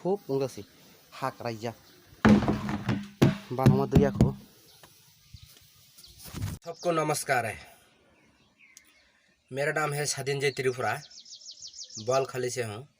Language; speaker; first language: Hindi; non-native, local second language; Kok Borok